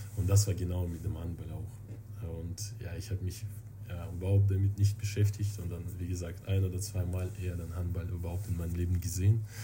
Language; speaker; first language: German; non-native, fluent; Russian